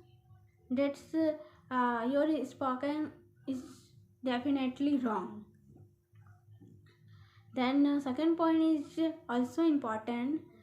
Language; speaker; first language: English; non-native, learner; Hindi